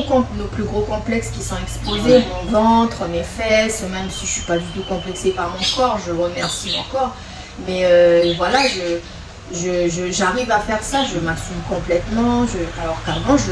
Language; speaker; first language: French; native; French